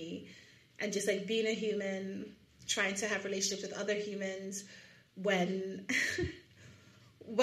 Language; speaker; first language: English; non-native, local second language; Yoruba